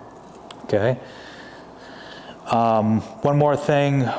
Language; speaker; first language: English; native; English